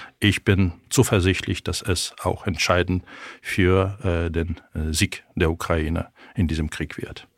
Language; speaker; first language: German; non-native, fluent; Ukrainian